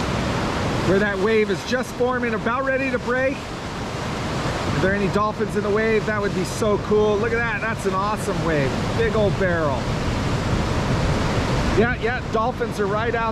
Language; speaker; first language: English; native; English